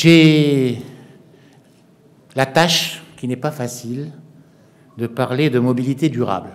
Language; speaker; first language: French; non-native, local second language; Arabic